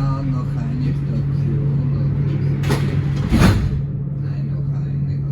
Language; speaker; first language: German; non-native, fluent; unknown